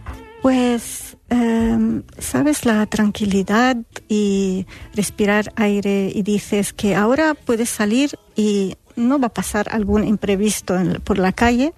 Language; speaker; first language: Spanish; non-native, fluent; Arabic